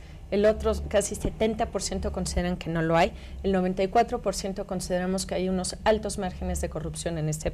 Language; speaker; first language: Spanish; native; Spanish